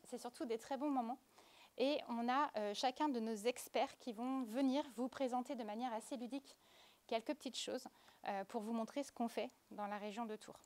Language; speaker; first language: French; native; French